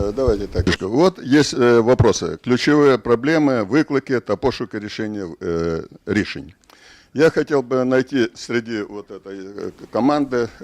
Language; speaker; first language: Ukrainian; non-native, local second language; Russian